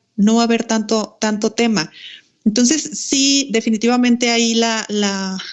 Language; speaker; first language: Spanish; native; Spanish